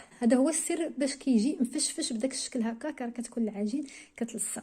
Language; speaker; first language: Arabic; native; Arabic